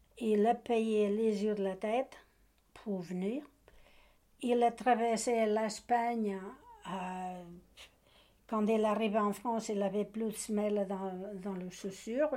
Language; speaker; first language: French; non-native, learner; Portuguese